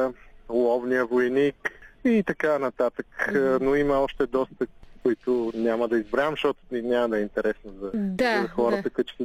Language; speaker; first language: Bulgarian; native; Bulgarian